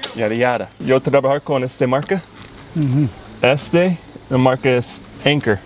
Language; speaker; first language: Spanish; non-native, learner; English